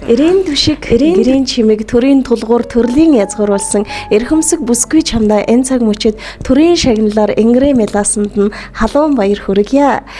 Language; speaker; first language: Mongolian; native; Mongolian